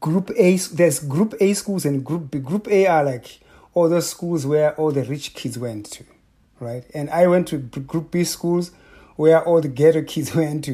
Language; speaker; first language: English; non-native, local second language; Shona